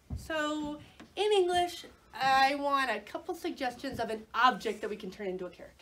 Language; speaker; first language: English; native; English